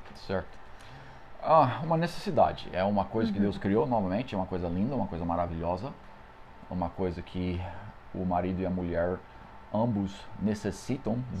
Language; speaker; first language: Portuguese; non-native, fluent; English